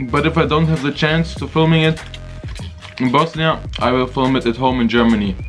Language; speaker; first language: English; non-native, learner; Bosnian